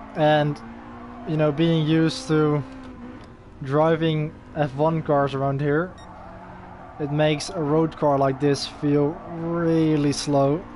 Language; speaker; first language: English; non-native, fluent; Dutch